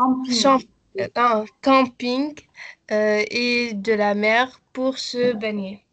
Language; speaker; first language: French; non-native, learner; Arabic